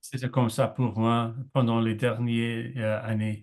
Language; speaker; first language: French; non-native, learner; English